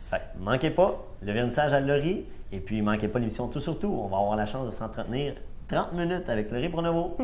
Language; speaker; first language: French; native; French